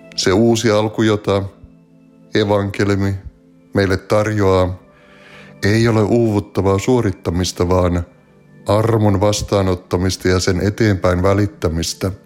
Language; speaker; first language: Finnish; native; Finnish